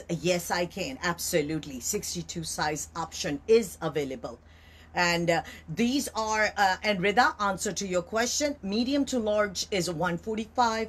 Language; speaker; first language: English; non-native, local second language; Urdu